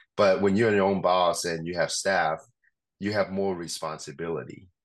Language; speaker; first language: English; non-native, local second language; Cantonese